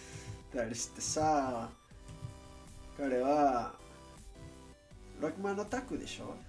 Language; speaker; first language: Japanese; non-native, learner; English